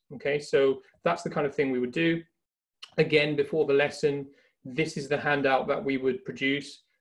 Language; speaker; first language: English; native; English